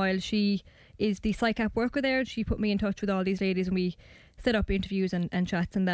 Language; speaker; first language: English; native; English